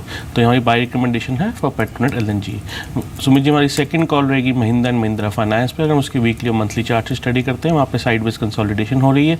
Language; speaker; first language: Hindi; native; Hindi